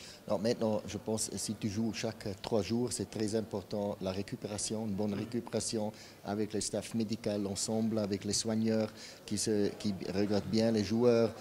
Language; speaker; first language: French; non-native, fluent; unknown